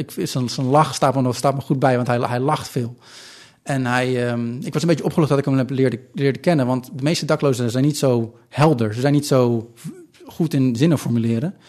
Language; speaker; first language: Dutch; native; Dutch